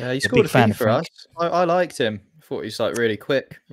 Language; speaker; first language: English; native; English